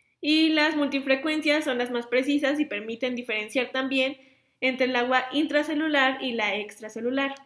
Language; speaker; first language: Spanish; native; Spanish